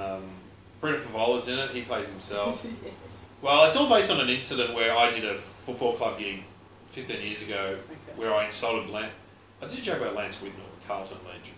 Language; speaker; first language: English; native; English